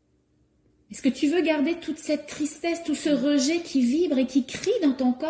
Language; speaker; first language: French; native; French